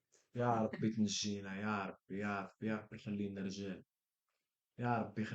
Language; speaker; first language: Arabic; native; Arabic